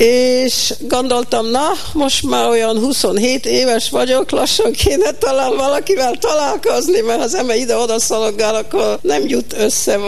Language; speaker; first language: Hungarian; early bilingual, heritage; Hungarian